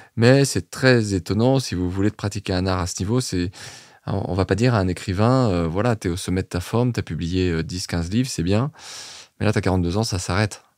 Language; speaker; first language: French; native; French